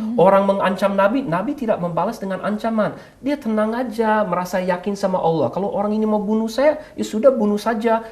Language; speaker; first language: Indonesian; non-native, fluent; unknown